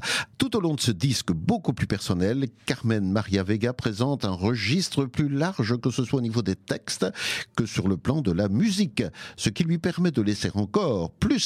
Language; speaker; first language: French; native; French